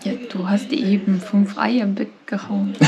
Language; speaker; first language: German; non-native, fluent; Japanese